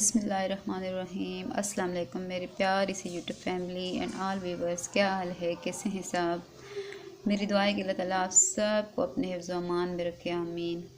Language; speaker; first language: Urdu; non-native, local second language; Northern Hindko